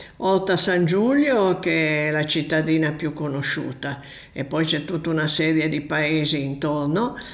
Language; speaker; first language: Italian; native; Italian